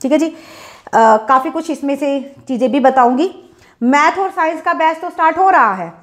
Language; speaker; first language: Hindi; non-native, local second language; Punjabi